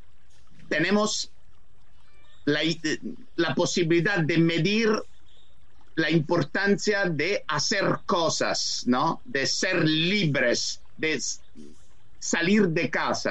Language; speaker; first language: Spanish; non-native, fluent; Italian